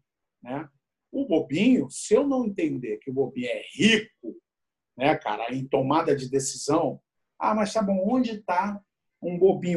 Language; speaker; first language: Portuguese; native; Portuguese